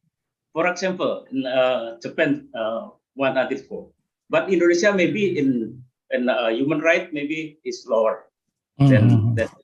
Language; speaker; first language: English; non-native, learner; Indonesian